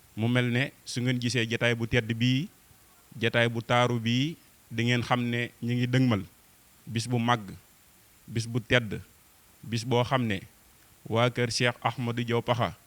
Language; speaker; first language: Wolof; native; Wolof